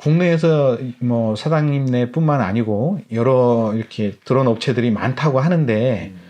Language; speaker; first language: Korean; native; Korean